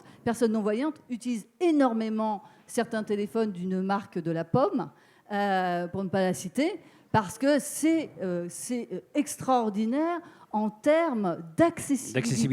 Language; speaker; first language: French; native; French